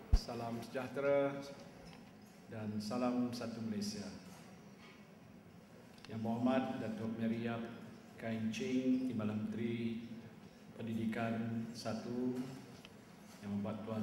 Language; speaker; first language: Malay; native; Malay